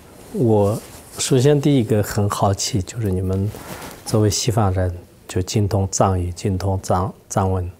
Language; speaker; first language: Chinese; non-native, local second language; Tibetan